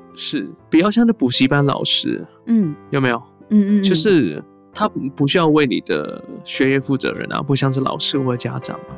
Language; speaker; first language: Chinese; non-native, local second language; Cantonese